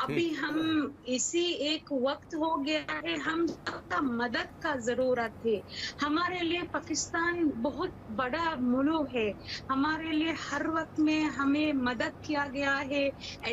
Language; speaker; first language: Hindi; non-native, learner; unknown